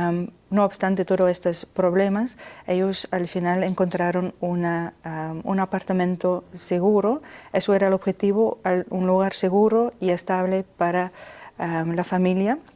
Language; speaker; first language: Spanish; non-native, fluent; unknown